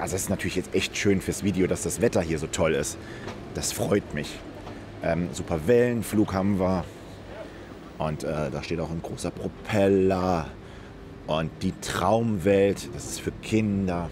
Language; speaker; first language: German; native; German